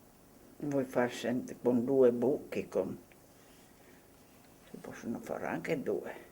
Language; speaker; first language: Italian; non-native, local second language; Slovenian